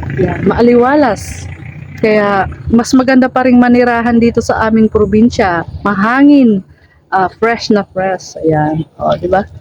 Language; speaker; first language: Filipino; non-native, local second language; Bikol